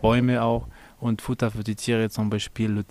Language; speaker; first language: German; non-native, learner; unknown